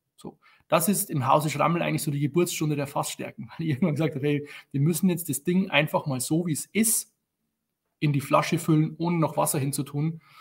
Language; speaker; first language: German; native; German